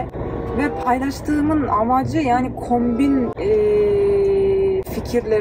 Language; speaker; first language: Turkish; non-native, fluent; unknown